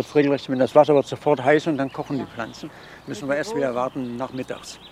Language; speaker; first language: German; native; German